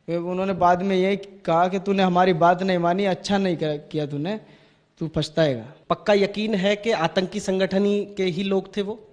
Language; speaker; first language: Hindi; native; Hindi